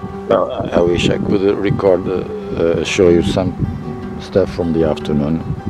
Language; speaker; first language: English; non-native, fluent; Portuguese